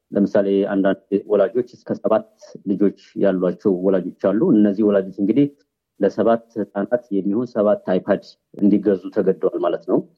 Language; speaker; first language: Amharic; native; Amharic